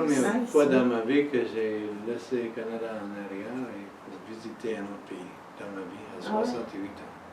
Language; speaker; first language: French; early bilingual, heritage; French